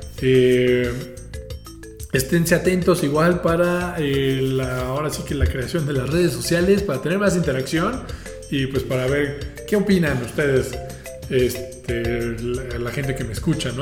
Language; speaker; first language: Spanish; native; Spanish